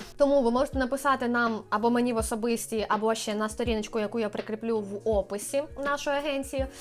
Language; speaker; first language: Ukrainian; native; Ukrainian